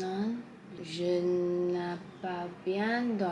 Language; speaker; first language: French; non-native, learner; English